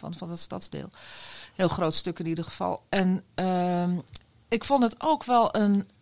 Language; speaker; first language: Dutch; native; Dutch